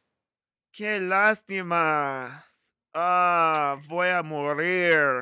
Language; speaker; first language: Spanish; non-native, learner; English